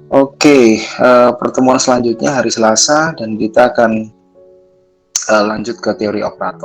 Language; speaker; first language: Indonesian; native; Indonesian